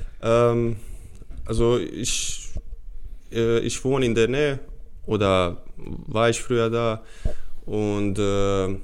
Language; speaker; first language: German; non-native, fluent; Bosnian